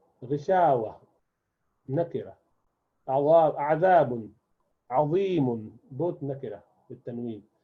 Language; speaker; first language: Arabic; non-native, fluent; Urdu